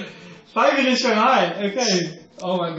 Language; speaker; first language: English; non-native, learner; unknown